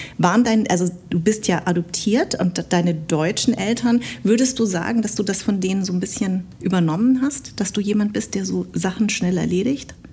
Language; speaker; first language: German; early bilingual, other home language; Vietnamese